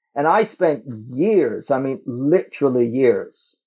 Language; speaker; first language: English; native; English